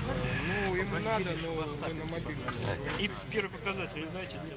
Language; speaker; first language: Russian; native; Russian